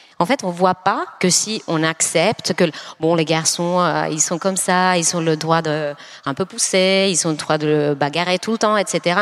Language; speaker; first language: French; non-native, fluent; Finnish